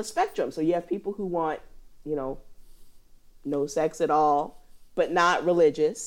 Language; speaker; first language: English; native; English